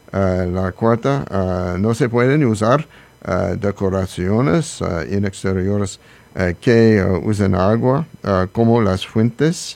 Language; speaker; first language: Spanish; non-native, learner; English